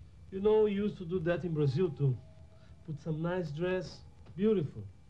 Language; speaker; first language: English; non-native, learner; Portuguese